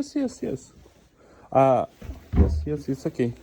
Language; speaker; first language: English; non-native, learner; Ukrainian